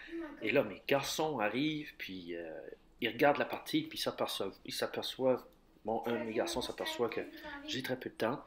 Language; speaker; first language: French; native; French